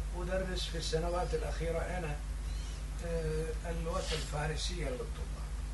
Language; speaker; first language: Arabic; non-native, fluent; Turkish